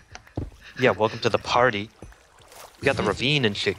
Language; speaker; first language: English; native; English